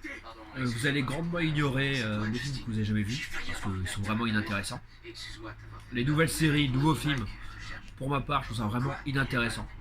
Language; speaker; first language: French; native; French